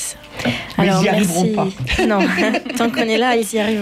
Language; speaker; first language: French; native; French